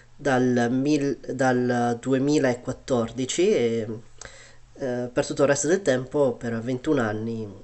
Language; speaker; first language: Italian; early bilingual, other home language; Chinese